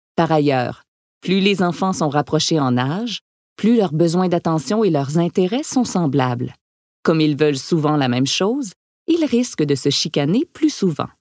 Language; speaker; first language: French; native; French